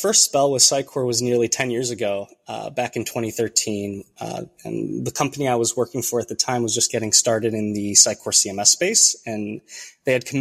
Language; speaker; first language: English; early bilingual, other home language; Romanian